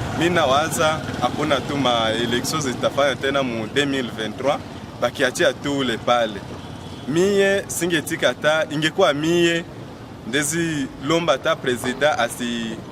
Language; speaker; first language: Swahili; native; Swahili